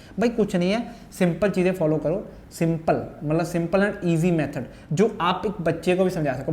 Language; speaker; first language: Hindi; native; Hindi